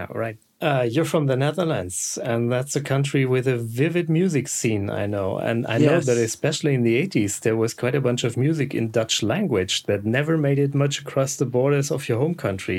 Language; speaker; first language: English; non-native, fluent; German